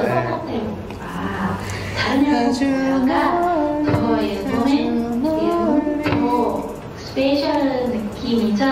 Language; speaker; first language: Korean; non-native, learner; Indonesian